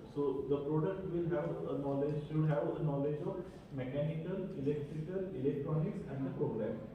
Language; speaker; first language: English; non-native, local second language; Marathi